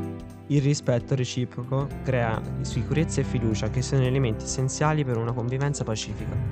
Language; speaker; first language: Italian; native; Italian